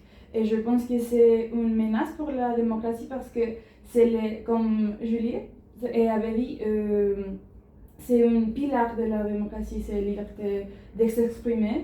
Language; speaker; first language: French; non-native, learner; Spanish